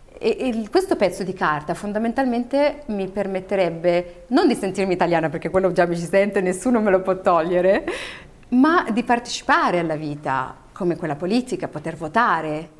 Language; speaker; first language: Italian; early bilingual, other home language; Arabic